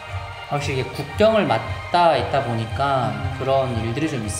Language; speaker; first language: Korean; native; Korean